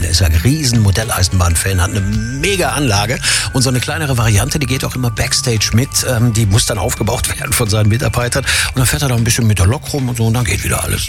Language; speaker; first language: German; native; German